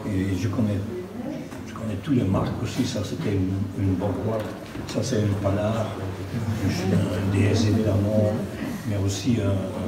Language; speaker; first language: French; non-native, local second language; Dutch